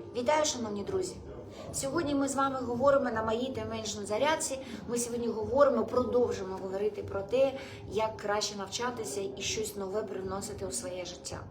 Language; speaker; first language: Ukrainian; non-native, local second language; Russian